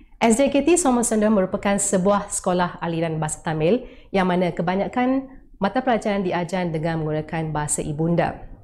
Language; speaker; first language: Malay; non-native, local second language; Tamil